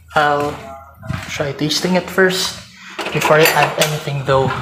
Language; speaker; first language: English; non-native, local second language; Filipino